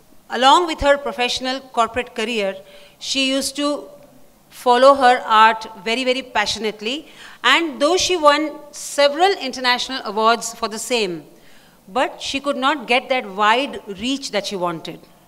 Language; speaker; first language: English; non-native, local second language; Marathi